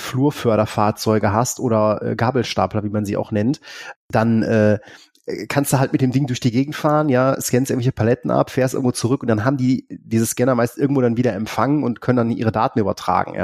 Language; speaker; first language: German; native; German